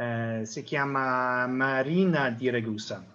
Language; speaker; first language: Italian; non-native, learner; English